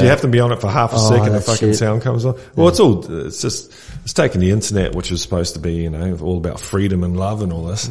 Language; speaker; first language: English; native; English